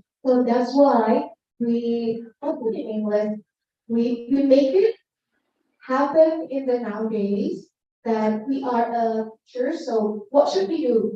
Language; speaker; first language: English; non-native, learner; Indonesian